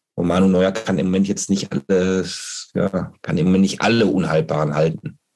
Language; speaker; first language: German; native; German